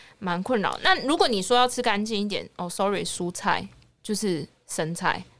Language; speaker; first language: Chinese; native; Chinese